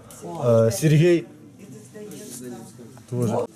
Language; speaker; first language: Russian; native; Russian